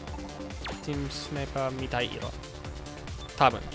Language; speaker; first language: Japanese; non-native, learner; English